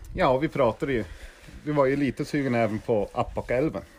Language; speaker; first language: Swedish; non-native, fluent; German